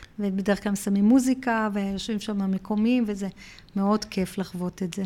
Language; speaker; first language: Hebrew; early bilingual, heritage; Hebrew